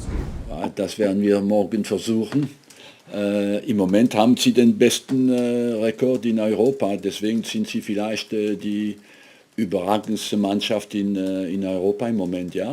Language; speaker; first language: German; non-native, fluent; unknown